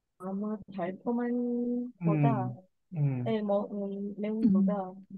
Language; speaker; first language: Korean; non-native, learner; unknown